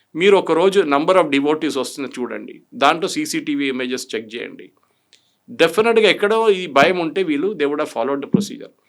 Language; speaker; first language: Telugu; non-native, fluent; Malayalam